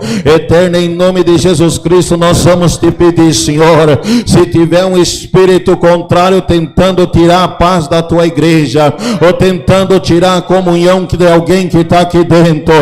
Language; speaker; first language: Portuguese; native; Portuguese